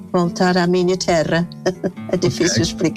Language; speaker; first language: Portuguese; non-native, fluent; English